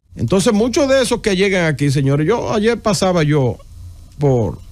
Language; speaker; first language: Spanish; native; Spanish